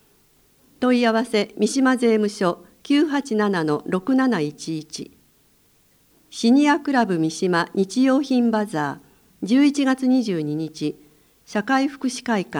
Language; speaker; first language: Japanese; native; Japanese